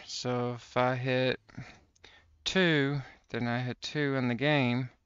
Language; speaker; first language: English; native; English